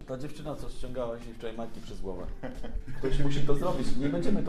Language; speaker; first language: Polish; native; Polish